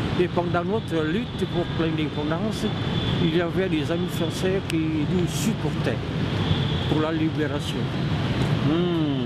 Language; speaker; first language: French; non-native, local second language; Vietnamese